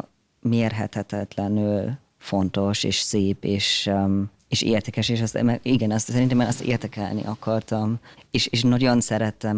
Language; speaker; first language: Hungarian; non-native, fluent; German